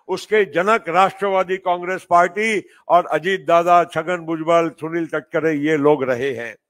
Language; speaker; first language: Hindi; non-native, local second language; Marathi